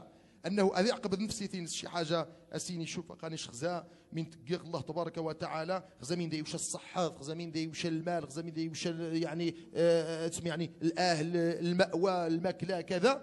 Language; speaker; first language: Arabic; non-native, local second language; Riffian